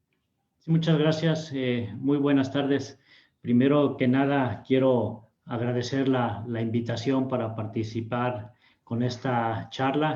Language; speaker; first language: Spanish; native; Spanish